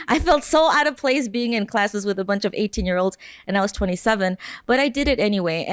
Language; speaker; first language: English; native; English